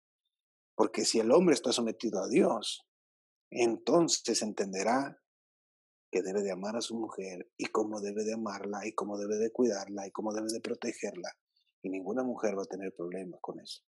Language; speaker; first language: Spanish; native; Spanish